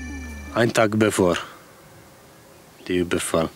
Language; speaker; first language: German; non-native, fluent; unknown